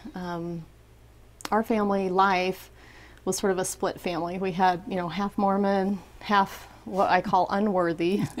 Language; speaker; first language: English; native; English